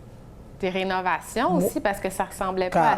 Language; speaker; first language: French; native; French